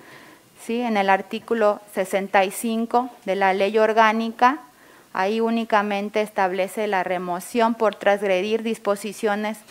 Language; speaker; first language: Spanish; native; Spanish